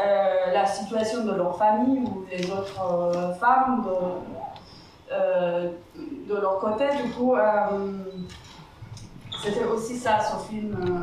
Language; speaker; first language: French; non-native, fluent; Persian